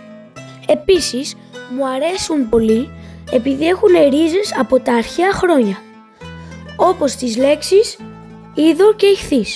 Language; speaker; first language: Greek; early bilingual, heritage; Greek